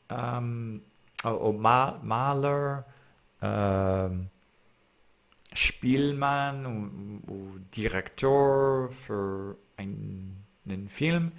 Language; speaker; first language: German; non-native, learner; English